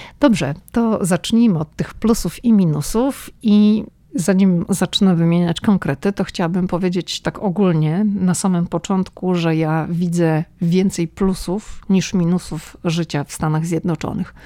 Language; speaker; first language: Polish; native; Polish